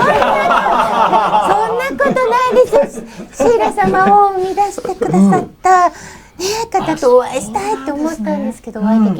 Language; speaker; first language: Japanese; native; Japanese